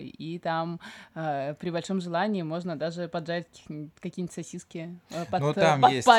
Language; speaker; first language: Russian; native; Russian